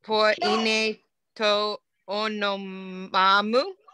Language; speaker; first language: Greek; non-native, learner; English